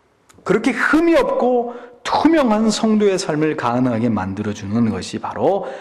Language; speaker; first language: Korean; native; Korean